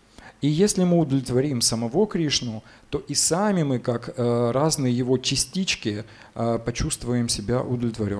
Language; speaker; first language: Russian; native; Russian